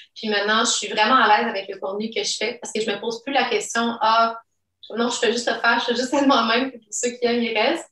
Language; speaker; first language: French; early bilingual, other home language; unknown